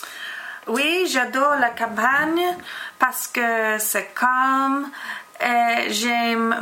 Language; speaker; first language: French; non-native, learner; English